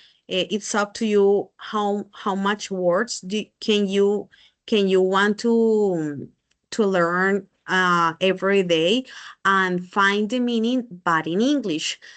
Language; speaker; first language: English; non-native, learner; Spanish